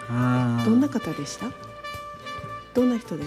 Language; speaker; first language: Japanese; native; Japanese